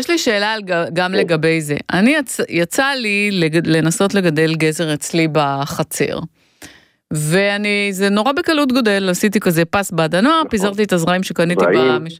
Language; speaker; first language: Hebrew; native; Hebrew